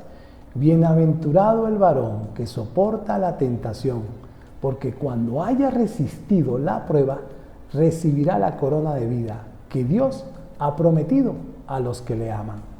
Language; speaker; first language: Spanish; native; Spanish